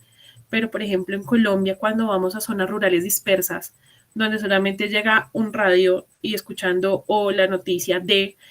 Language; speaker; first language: Spanish; native; Spanish